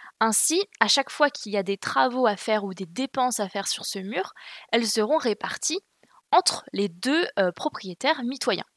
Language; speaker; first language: French; native; French